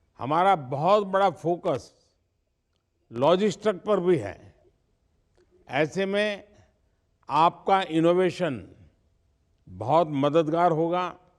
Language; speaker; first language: Hindi; non-native, local second language; Gujarati